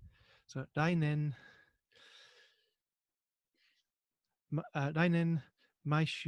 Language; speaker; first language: Japanese; non-native, learner; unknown